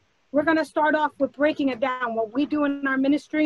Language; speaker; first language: English; early bilingual, other home language; Spanish